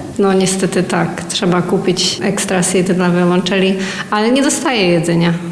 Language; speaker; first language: Polish; native; Polish